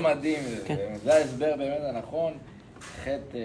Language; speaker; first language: Hebrew; native; Hebrew